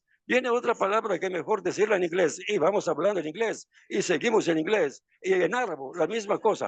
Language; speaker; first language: Spanish; non-native, fluent; Italian